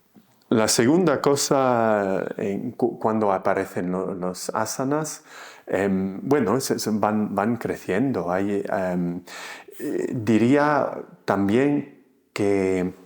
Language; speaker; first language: Spanish; non-native, fluent; English